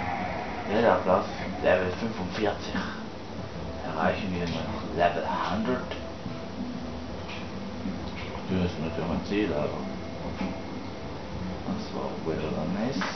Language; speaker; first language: German; native; German